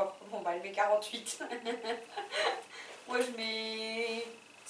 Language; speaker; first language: French; native; French